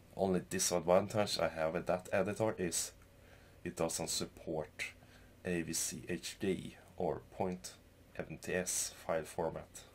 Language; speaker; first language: English; non-native, fluent; Swedish